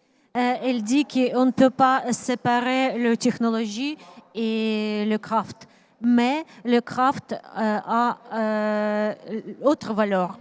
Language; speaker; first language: French; non-native, learner; Ukrainian